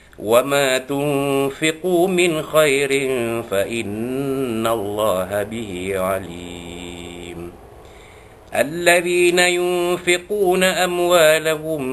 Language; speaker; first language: Arabic; non-native, learner; Malay